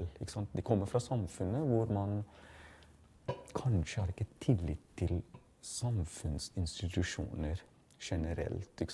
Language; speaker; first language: Norwegian; non-native, fluent; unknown